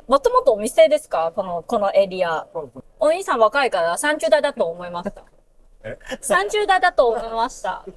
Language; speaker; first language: Japanese; non-native, fluent; Cantonese